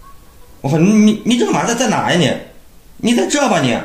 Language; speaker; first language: Chinese; native; Chinese